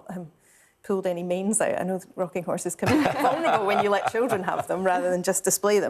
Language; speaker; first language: English; native; English